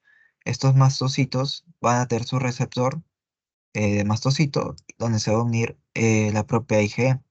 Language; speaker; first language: Spanish; native; Spanish